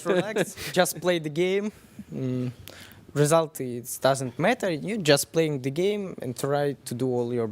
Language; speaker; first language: English; non-native, learner; Russian